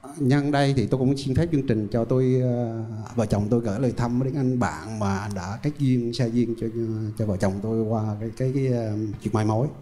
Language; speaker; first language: Vietnamese; native; Vietnamese